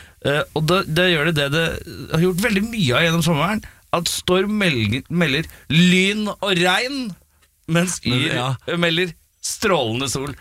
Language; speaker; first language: Norwegian; native; Norwegian